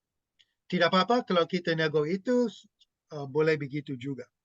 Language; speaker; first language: Indonesian; non-native, fluent; English